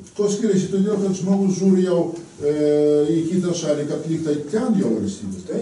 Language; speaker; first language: Lithuanian; non-native, local second language; Polish